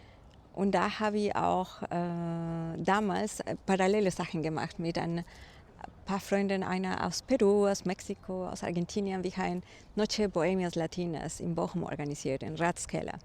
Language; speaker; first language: German; non-native, fluent; Spanish